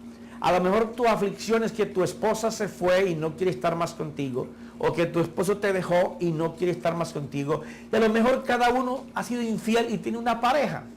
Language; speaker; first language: Spanish; native; Spanish